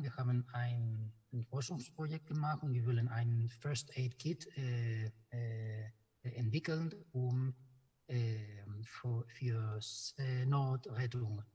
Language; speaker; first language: German; non-native, fluent; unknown